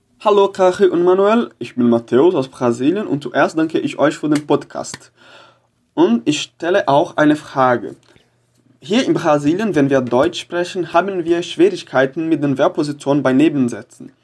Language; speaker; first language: German; non-native, fluent; Portuguese